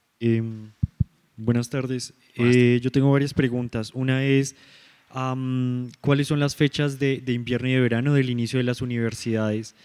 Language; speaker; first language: Spanish; native; Spanish